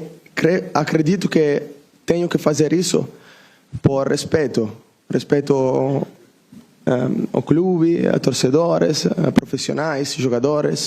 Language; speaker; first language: Portuguese; non-native, learner; Italian